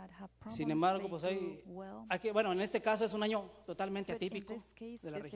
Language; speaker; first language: Spanish; native; Spanish